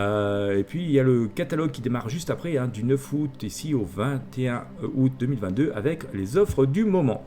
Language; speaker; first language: French; native; French